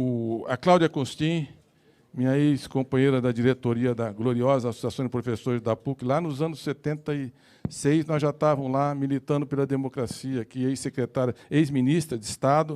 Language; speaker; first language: Portuguese; native; Portuguese